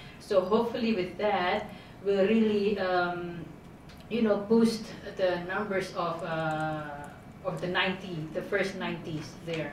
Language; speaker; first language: English; non-native, fluent; Indonesian